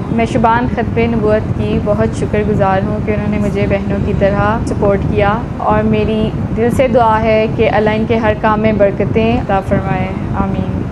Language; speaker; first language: Urdu; native; Urdu